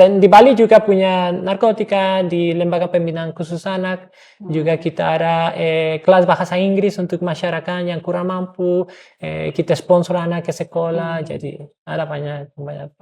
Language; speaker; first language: Indonesian; non-native, fluent; English